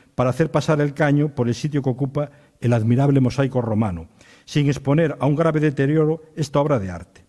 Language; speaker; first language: Spanish; native; Spanish